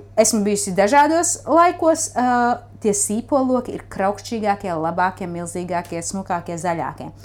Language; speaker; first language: Latvian; native; Latvian